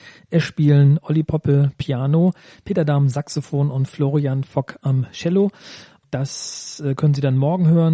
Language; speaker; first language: German; native; German